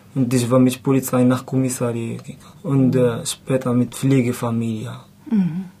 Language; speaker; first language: German; non-native, learner; Arabic